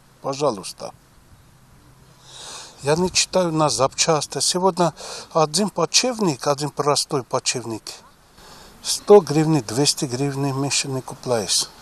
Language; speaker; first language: Russian; non-native, learner; Armenian